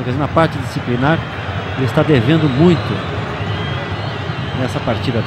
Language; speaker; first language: Portuguese; native; Portuguese